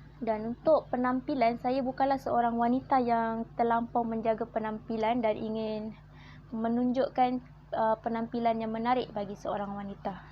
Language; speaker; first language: Malay; native; Malay